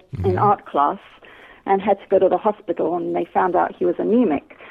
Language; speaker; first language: English; native; English